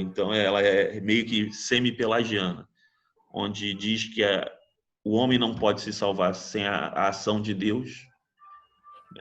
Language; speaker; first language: Portuguese; native; Portuguese